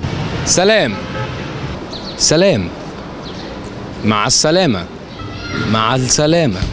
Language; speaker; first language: Arabic; non-native, learner; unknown